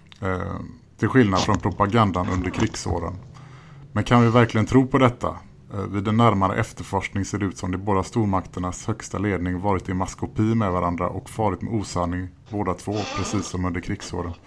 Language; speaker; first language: Swedish; native; Swedish